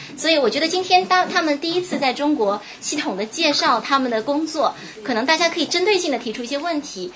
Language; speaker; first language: Chinese; native; Chinese